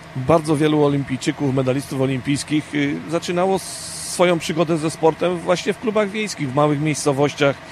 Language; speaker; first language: Polish; native; Polish